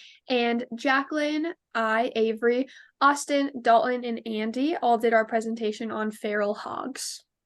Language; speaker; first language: English; native; English